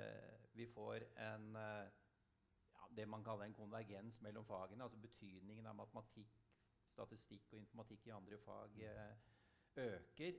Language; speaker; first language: Norwegian; native; Norwegian